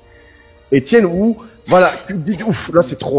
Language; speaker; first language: French; native; French